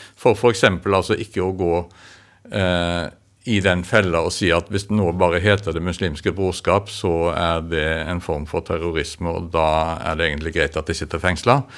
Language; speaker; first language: Norwegian; native; Norwegian